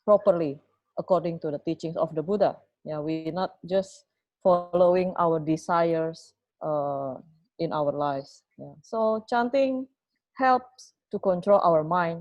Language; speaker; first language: English; non-native, fluent; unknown